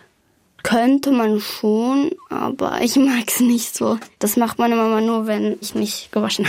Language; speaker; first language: German; native; German